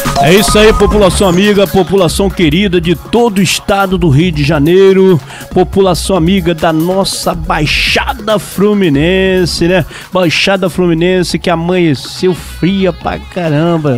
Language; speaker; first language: Portuguese; native; Portuguese